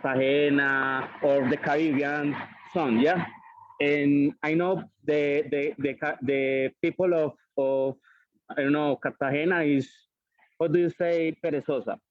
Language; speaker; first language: English; non-native, learner; Spanish